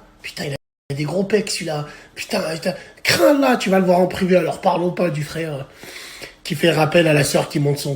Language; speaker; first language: French; native; French